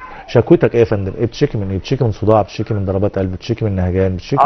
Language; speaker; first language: Arabic; native; Arabic